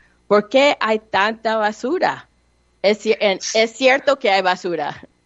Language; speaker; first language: Spanish; non-native, learner; English